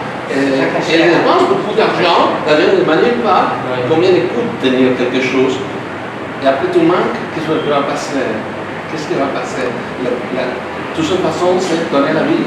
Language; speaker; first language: French; non-native, learner; Spanish